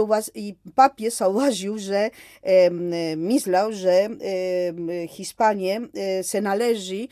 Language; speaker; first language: Polish; non-native, fluent; Spanish